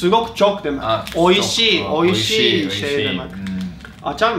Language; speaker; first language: Turkish; non-native, learner; Japanese